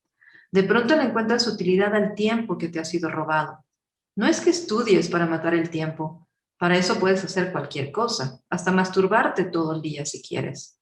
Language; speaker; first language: Spanish; native; Spanish